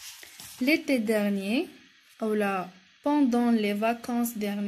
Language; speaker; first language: French; non-native, local second language; Arabic